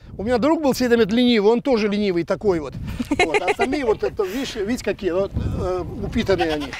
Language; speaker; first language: Russian; non-native, local second language; Crimean Tatar